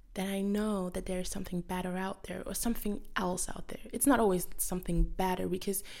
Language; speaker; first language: English; non-native, fluent; German